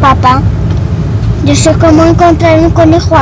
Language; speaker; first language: Indonesian; early bilingual, heritage; Spanish